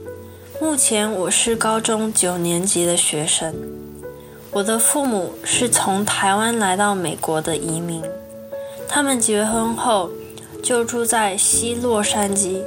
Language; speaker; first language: Chinese; early bilingual, heritage; Chinese